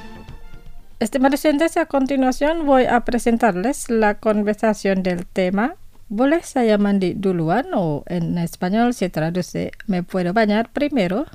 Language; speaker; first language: Spanish; non-native, fluent; Indonesian